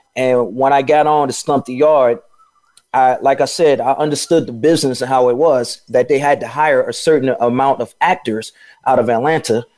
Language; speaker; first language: English; native; English